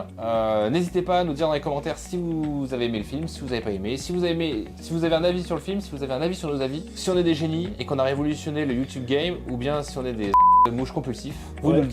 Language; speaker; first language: French; native; French